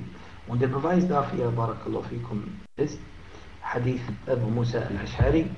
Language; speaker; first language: German; non-native, fluent; Arabic